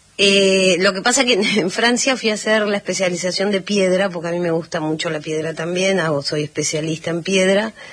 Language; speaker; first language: Spanish; native; Spanish